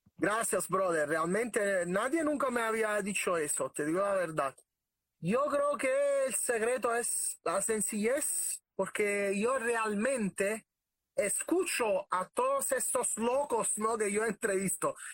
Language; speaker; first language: Spanish; non-native, fluent; Italian